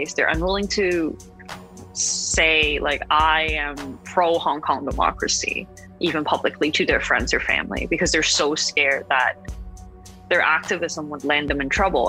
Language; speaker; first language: English; non-native, local second language; Cantonese